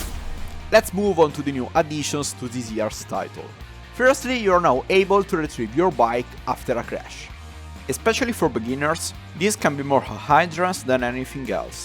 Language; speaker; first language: English; non-native, fluent; German